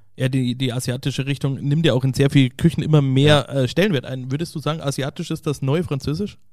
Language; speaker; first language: German; native; German